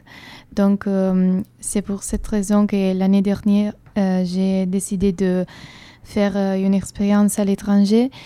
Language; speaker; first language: French; non-native, fluent; Italian